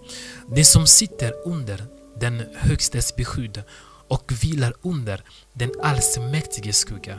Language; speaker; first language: Swedish; non-native, fluent; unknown